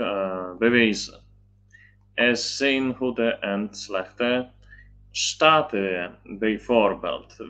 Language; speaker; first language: Dutch; non-native, learner; Polish